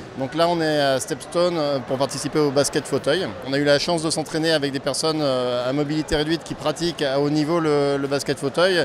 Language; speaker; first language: French; native; French